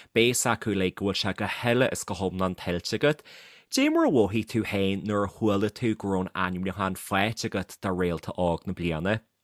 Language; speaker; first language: Irish; native; Irish